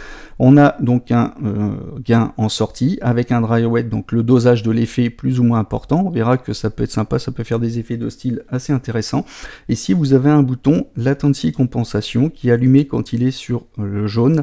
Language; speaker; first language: French; native; French